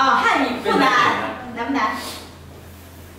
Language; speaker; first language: Chinese; non-native, fluent; Vietnamese